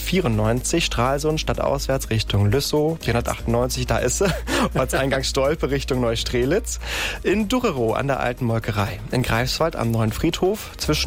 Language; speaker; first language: German; native; German